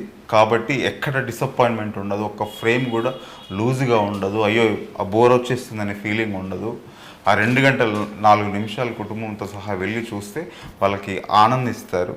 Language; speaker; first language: Telugu; native; Telugu